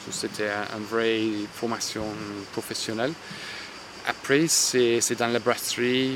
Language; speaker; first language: French; non-native, fluent; English